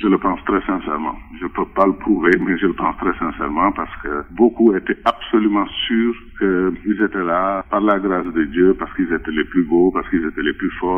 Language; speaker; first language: French; non-native, local second language; Wolof